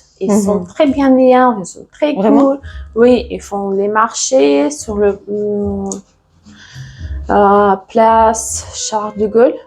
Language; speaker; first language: French; non-native, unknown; Russian